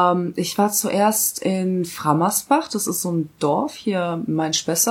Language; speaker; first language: German; early bilingual, other home language; Russian